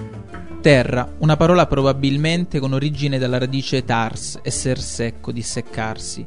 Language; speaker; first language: Italian; native; Italian